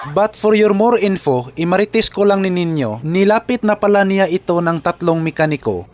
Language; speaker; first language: Filipino; non-native, local second language; Cebuano